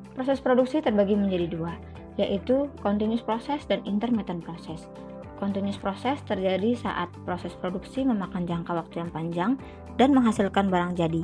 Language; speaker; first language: Indonesian; native; Indonesian